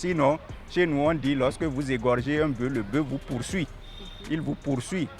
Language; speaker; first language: French; non-native, local second language; Fula